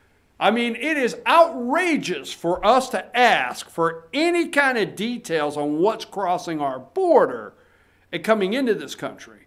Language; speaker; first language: English; native; English